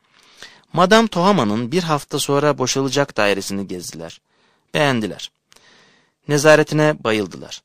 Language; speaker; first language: Turkish; native; Turkish